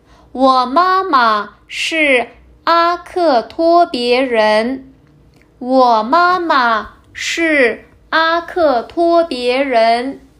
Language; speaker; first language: Chinese; non-native, fluent; Kazakh